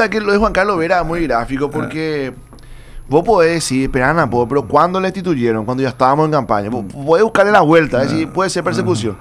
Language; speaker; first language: Spanish; native; Spanish